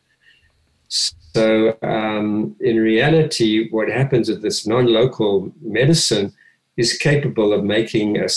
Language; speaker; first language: English; native; English